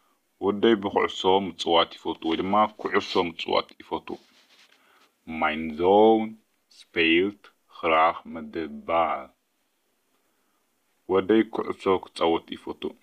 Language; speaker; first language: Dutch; non-native, fluent; Tigrinya